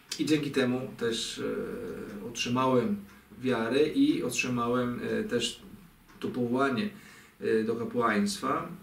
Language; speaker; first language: Polish; non-native, fluent; Italian